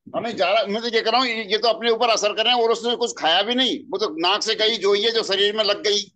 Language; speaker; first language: Hindi; native; Hindi